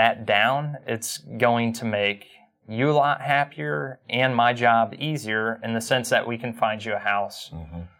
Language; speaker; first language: English; native; English